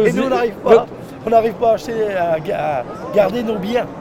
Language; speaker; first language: French; native; French